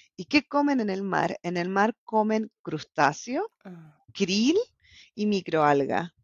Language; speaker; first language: Spanish; native; Spanish